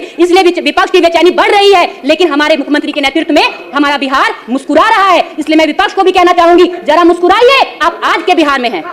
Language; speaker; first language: Hindi; native; Hindi